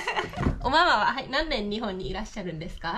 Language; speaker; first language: Japanese; native; Japanese